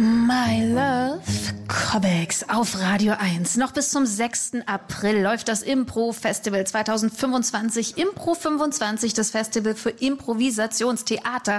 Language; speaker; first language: German; native; German